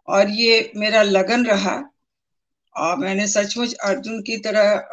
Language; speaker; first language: Hindi; native; Hindi